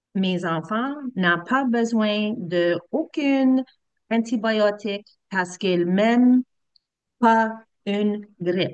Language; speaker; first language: French; non-native, learner; English